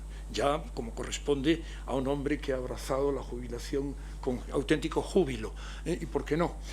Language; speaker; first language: Spanish; native; Spanish